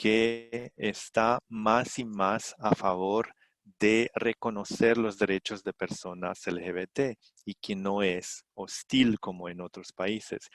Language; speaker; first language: Spanish; non-native, fluent; Romanian